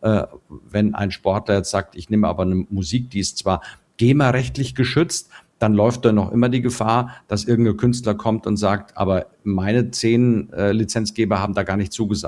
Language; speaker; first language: German; native; German